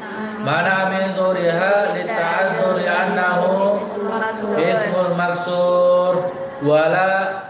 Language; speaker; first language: Arabic; non-native, fluent; Indonesian